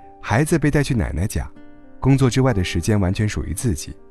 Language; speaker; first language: Chinese; native; Chinese